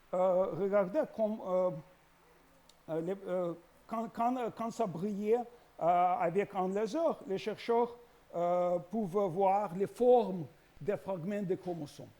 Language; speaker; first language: French; non-native, learner; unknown